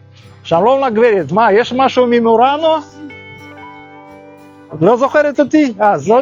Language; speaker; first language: Hebrew; non-native, fluent; Russian